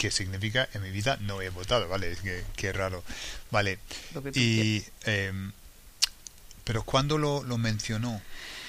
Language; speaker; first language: Spanish; non-native, fluent; English